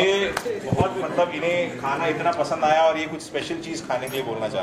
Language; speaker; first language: Hindi; native; Hindi